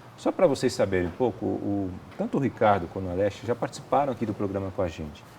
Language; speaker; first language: Portuguese; native; Portuguese